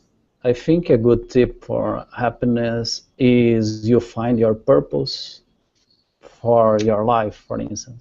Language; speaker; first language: English; non-native, learner; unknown